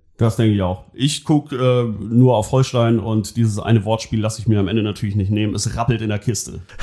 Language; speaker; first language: German; native; German